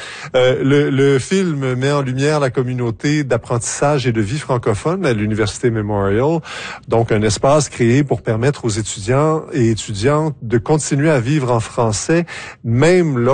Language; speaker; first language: French; native; French